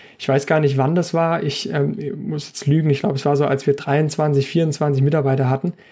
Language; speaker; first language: German; native; German